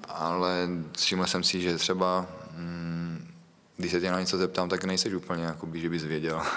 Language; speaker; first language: Czech; native; Czech